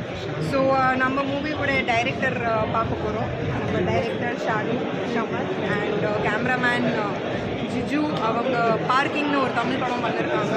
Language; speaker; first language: Tamil; non-native, local second language; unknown